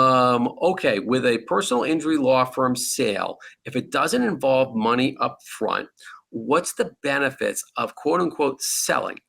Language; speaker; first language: English; native; English